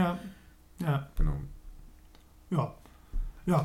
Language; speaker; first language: German; native; German